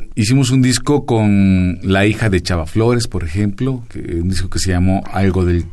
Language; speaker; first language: Spanish; native; Spanish